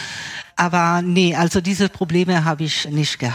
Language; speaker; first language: German; early bilingual, other home language; Italian